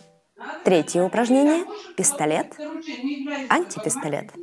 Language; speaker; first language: Russian; native; Russian